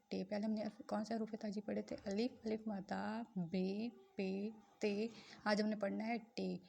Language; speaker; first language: Urdu; non-native, local second language; Punjabi